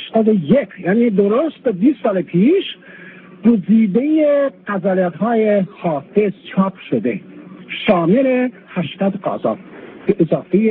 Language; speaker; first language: Persian; non-native, fluent; Chinese